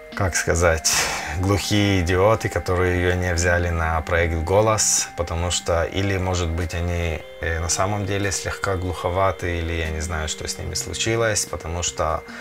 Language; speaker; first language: Russian; early bilingual, heritage; Russian